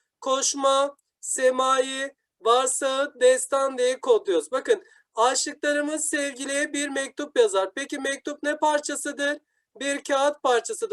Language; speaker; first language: Turkish; native; Turkish